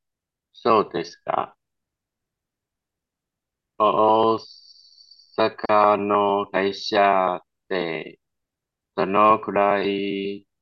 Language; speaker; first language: Japanese; non-native, learner; Chinese